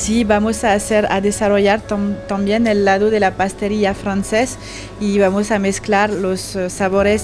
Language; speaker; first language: Spanish; non-native, learner; French